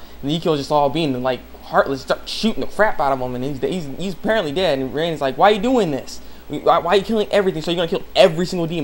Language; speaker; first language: English; native; English